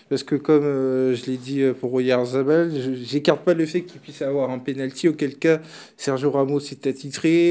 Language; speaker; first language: French; native; French